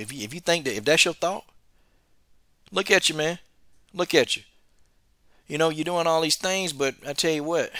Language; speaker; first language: English; native; English